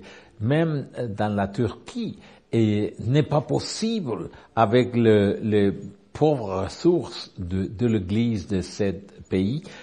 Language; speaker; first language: French; non-native, learner; Spanish